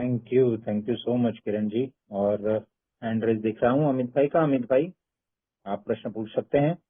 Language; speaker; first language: Hindi; native; Hindi